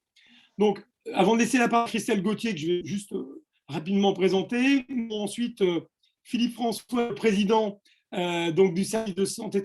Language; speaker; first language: French; native; French